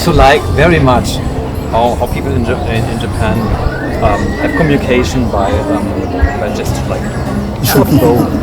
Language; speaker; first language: English; non-native, fluent; German